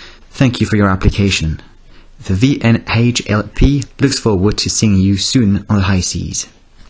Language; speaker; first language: English; non-native, fluent; French